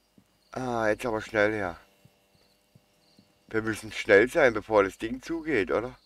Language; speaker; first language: German; native; German